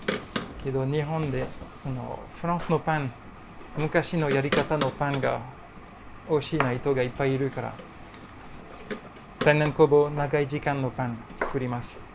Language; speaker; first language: Japanese; non-native, learner; French